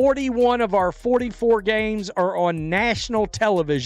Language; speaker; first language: English; native; English